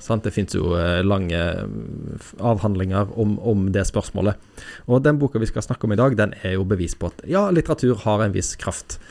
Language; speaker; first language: Norwegian; native; Norwegian